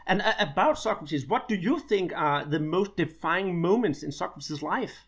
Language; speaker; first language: English; non-native, fluent; Danish